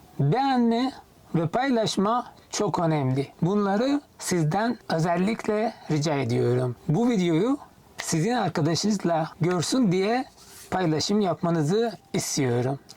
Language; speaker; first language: Turkish; non-native, fluent; Arabic